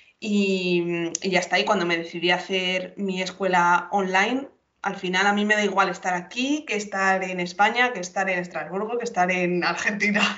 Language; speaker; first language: Spanish; native; Spanish